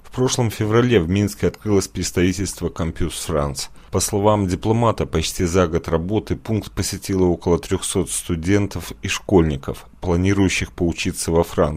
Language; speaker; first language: Russian; native; Russian